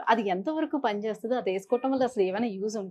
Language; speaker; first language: Telugu; native; Telugu